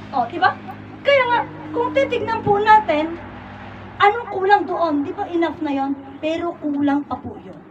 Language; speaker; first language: Filipino; non-native, local second language; Iloko